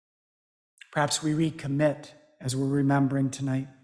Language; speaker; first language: English; native; English